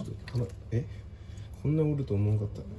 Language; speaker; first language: Japanese; native; Japanese